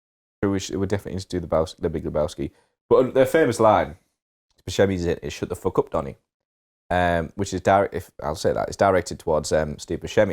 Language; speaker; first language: English; native; English